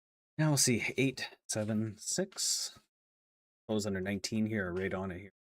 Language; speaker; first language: English; native; English